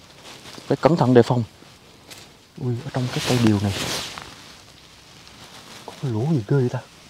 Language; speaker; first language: Vietnamese; native; Vietnamese